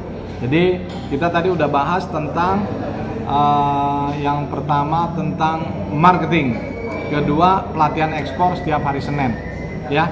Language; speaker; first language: Indonesian; native; Indonesian